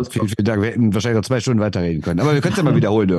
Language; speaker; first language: German; native; German